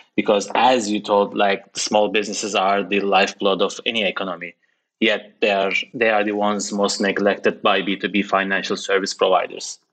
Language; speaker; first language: English; non-native, fluent; Turkish